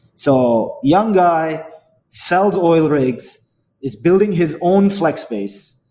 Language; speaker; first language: English; non-native, fluent; Arabic